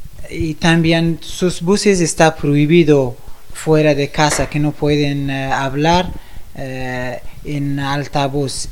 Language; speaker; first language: Spanish; non-native, fluent; Persian